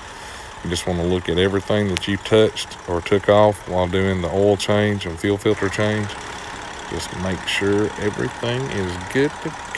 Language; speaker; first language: English; native; English